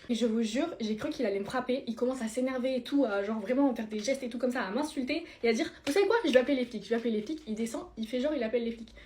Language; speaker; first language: French; early bilingual, other home language; Spanish